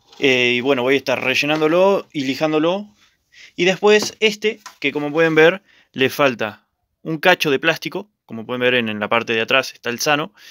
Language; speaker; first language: Spanish; native; Spanish